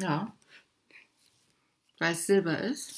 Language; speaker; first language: German; native; German